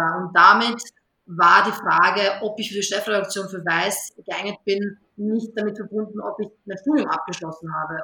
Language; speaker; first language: German; early bilingual, other home language; Serbian